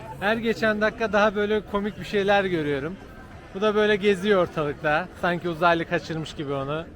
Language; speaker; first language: Turkish; native; Turkish